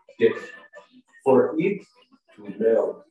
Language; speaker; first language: English; non-native, fluent; Spanish